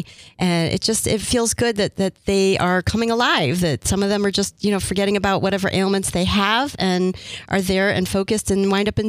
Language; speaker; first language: English; native; English